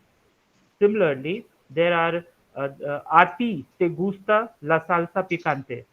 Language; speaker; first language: Spanish; non-native, fluent; Hindi